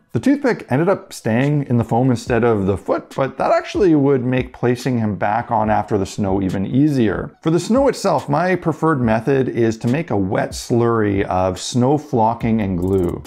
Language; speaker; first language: English; native; English